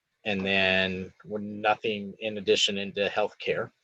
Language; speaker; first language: English; native; English